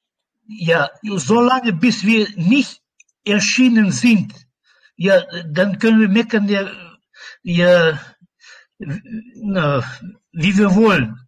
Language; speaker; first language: German; non-native, learner; Russian